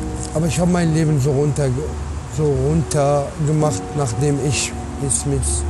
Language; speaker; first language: German; non-native, learner; Arabic